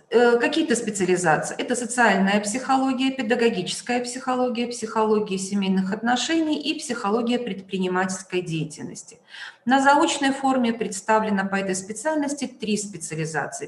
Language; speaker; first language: Russian; native; Russian